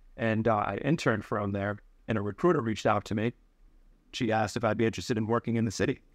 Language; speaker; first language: English; native; English